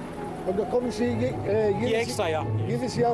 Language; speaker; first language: German; non-native, fluent; Italian